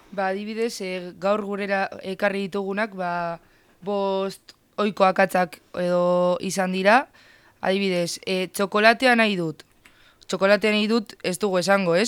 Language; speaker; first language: Basque; native; Basque